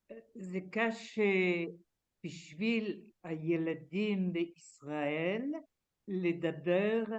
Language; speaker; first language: Hebrew; non-native, learner; French